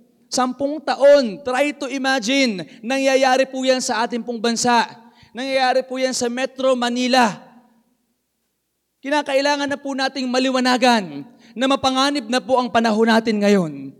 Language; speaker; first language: Filipino; native; Filipino